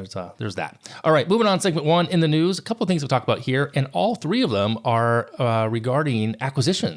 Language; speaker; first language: English; native; English